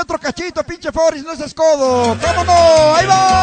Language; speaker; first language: Spanish; native; Spanish